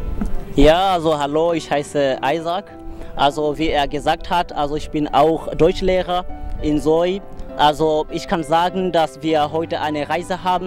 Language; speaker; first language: German; non-native, fluent; Swahili